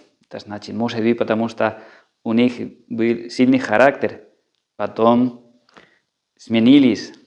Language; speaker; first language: Russian; non-native, fluent; Spanish